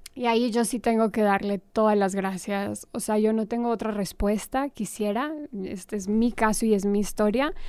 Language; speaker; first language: Spanish; native; Spanish